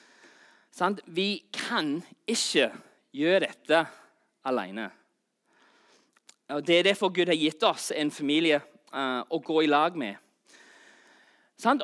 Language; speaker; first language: Norwegian; non-native, fluent; English